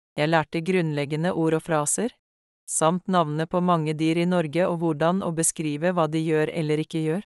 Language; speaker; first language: Norwegian; non-native, learner; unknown